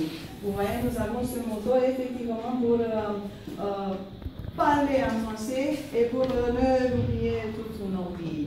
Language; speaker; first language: French; non-native, fluent; Romanian